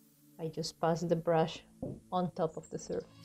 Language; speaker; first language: English; non-native, fluent; Spanish